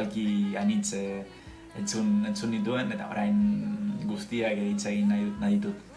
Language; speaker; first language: Basque; non-native, learner; Spanish